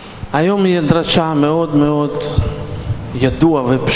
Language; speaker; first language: Hebrew; non-native, fluent; Russian